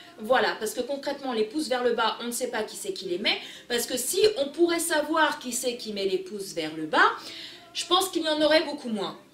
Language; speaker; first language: French; early bilingual, other home language; Portuguese